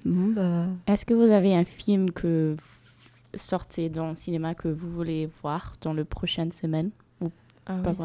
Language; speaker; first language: French; non-native, fluent; German